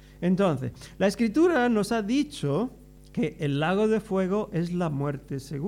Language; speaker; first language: Spanish; native; Spanish